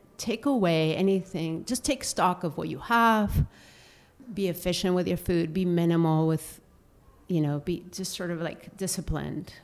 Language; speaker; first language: English; non-native, fluent; Spanish